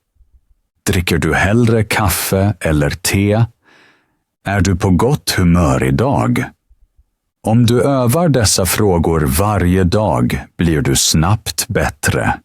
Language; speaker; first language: Swedish; native; Swedish